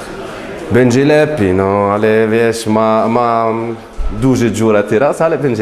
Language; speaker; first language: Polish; non-native, learner; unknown